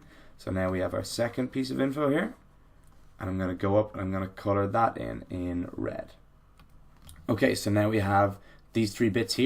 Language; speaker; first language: English; native; English